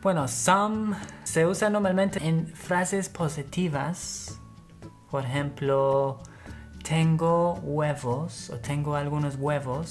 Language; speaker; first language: Spanish; non-native, fluent; English